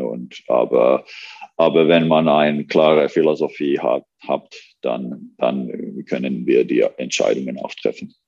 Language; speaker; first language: German; non-native, learner; Finnish